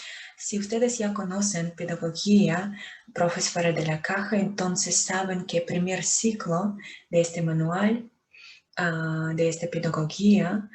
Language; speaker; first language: Spanish; non-native, fluent; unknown